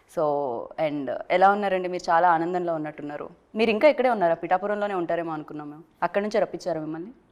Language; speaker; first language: Telugu; native; Telugu